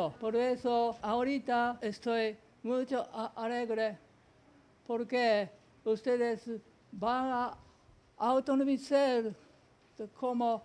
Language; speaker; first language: Spanish; non-native, learner; Japanese